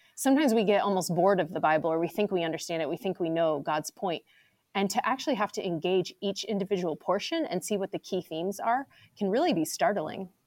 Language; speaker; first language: English; native; English